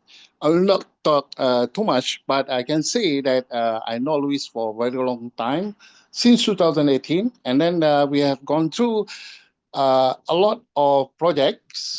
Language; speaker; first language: English; non-native, fluent; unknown